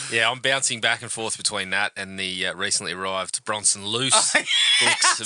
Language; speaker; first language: English; native; English